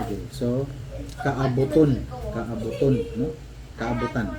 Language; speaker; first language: Cebuano; native; Cebuano